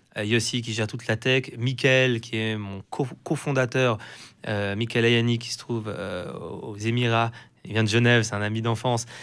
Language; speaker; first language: French; native; French